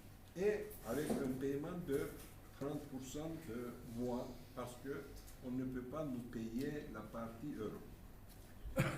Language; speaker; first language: French; non-native, fluent; Turkish